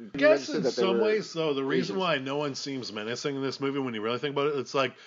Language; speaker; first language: English; native; English